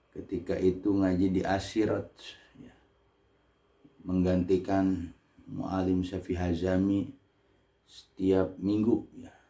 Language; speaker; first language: Indonesian; native; Indonesian